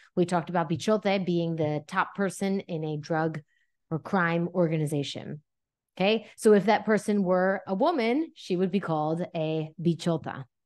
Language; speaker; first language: English; native; English